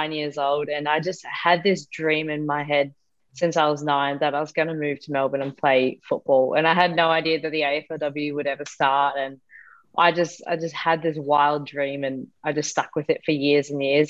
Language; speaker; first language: English; native; English